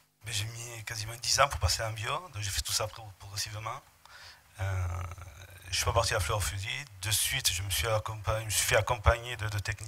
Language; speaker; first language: French; native; French